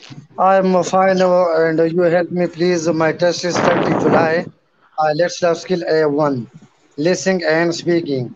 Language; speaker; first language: English; non-native, learner; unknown